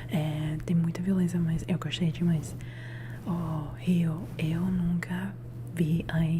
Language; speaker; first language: Portuguese; non-native, learner; Italian